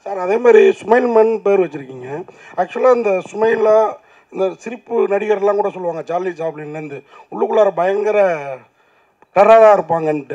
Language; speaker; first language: Tamil; native; Tamil